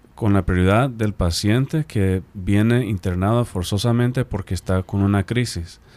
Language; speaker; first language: Spanish; non-native, fluent; English